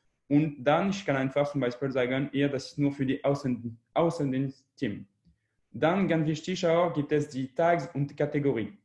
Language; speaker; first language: German; non-native, learner; French